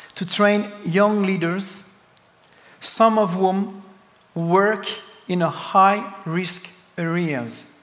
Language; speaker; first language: English; non-native, fluent; French